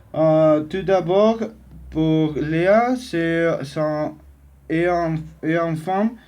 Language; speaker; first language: French; non-native, learner; Spanish